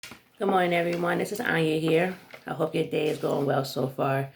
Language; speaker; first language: English; native; English